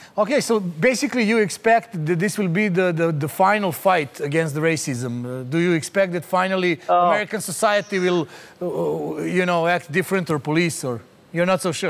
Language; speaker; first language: English; non-native, fluent; Serbian